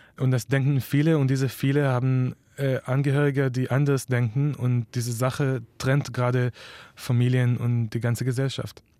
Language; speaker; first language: German; non-native, fluent; Hebrew